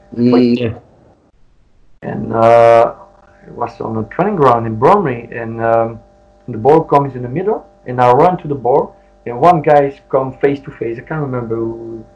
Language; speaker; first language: English; non-native, learner; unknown